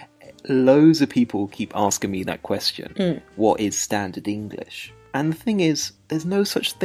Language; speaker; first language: English; native; English